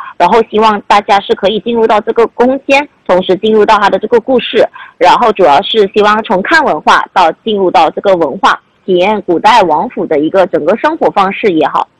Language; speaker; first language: Chinese; early bilingual, heritage; Chinese